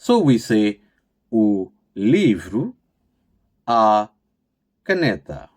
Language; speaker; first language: Portuguese; non-native, fluent; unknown